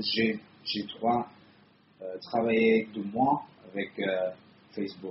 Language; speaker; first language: French; non-native, fluent; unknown